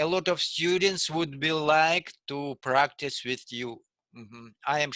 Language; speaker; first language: English; non-native, learner; Russian